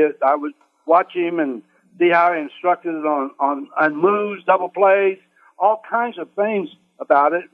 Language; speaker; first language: English; native; English